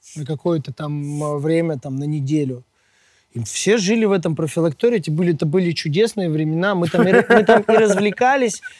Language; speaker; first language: Russian; native; Russian